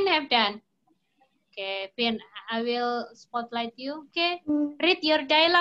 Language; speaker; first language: English; non-native, fluent; Indonesian